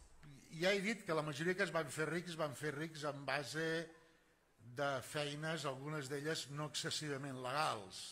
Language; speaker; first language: Catalan; native; Catalan